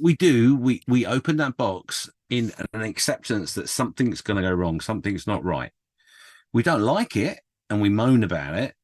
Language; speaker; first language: English; native; English